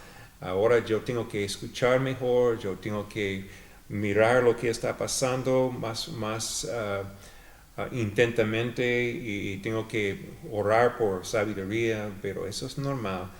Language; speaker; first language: Spanish; non-native, fluent; English